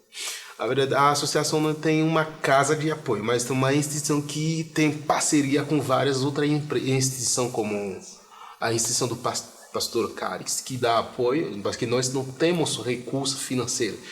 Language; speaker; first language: Portuguese; non-native, fluent; Haitian Creole